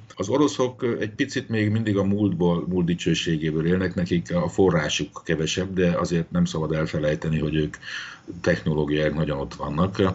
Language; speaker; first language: Hungarian; native; Hungarian